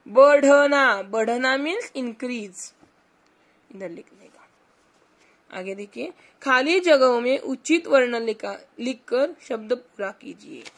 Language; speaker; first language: Hindi; non-native, local second language; Marathi